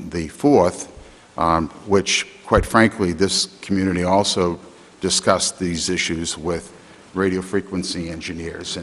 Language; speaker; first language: English; native; English